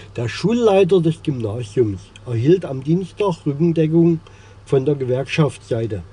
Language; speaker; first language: German; native; German